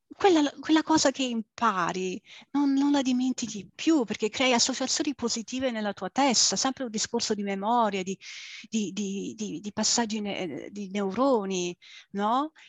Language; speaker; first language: Italian; early bilingual, other home language; English